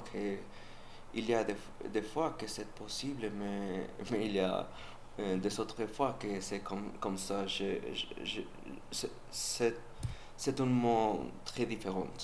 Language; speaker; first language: French; non-native, learner; Spanish